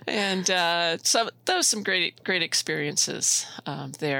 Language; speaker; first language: English; native; English